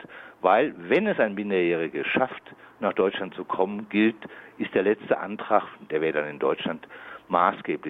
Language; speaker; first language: German; native; German